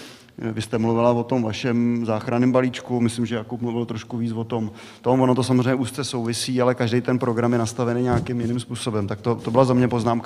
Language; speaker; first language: Czech; native; Czech